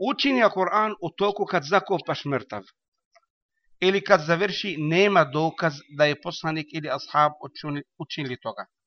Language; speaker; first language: Bosnian; non-native, learner; Arabic